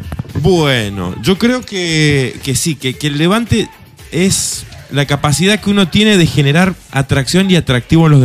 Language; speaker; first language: Spanish; native; Spanish